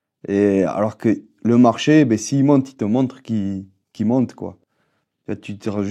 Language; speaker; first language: French; native; French